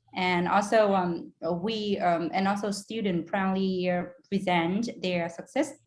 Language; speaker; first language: English; non-native, fluent; Vietnamese